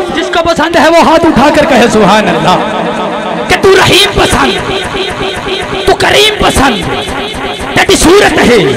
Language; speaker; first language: Urdu; non-native, local second language; Punjabi